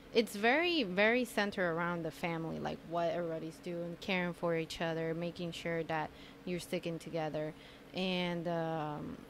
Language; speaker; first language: English; non-native, fluent; Spanish